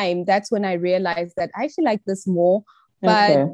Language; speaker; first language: English; non-native, local second language; Tsonga